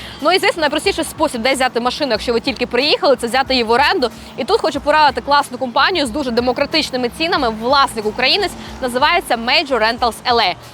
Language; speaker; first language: Ukrainian; native; Ukrainian